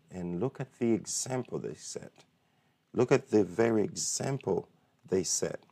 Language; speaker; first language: English; non-native, fluent; Haitian Creole